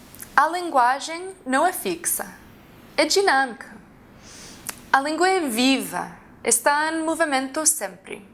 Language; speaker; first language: Portuguese; non-native, fluent; English